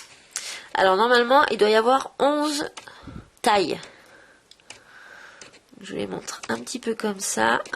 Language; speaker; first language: French; native; French